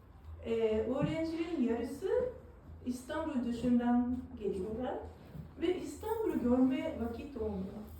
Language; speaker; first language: Turkish; non-native, fluent; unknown